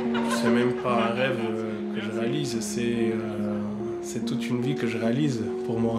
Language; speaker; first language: French; native; French